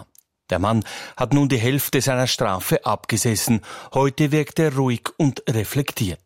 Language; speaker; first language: German; native; German